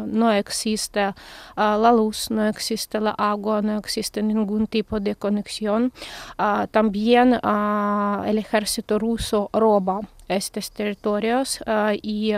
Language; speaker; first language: Spanish; non-native, learner; Ukrainian